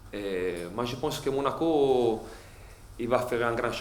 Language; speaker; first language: French; non-native, learner; Italian